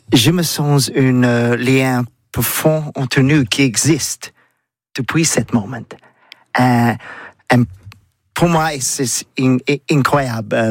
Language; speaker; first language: French; non-native, learner; English